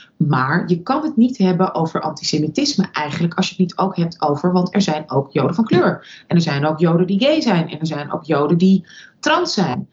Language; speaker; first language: Dutch; early bilingual, other home language; Russian